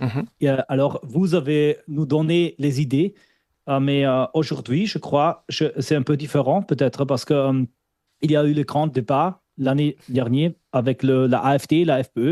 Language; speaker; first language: French; non-native, fluent; German